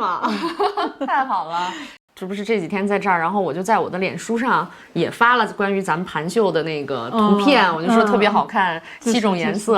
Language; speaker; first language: Chinese; native; Chinese